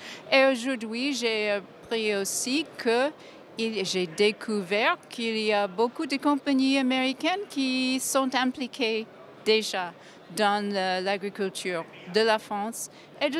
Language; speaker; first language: French; non-native, fluent; English